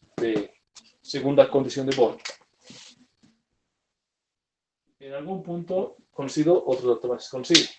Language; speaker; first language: Spanish; native; Spanish